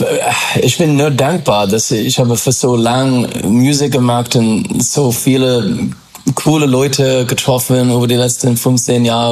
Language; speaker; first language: German; non-native, fluent; English